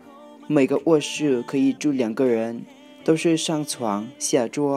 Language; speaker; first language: Chinese; non-native, learner; Thai